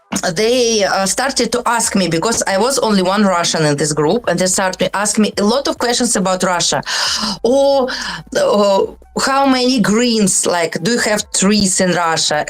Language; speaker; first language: English; non-native, learner; Russian